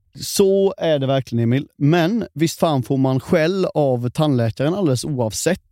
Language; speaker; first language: Swedish; native; Swedish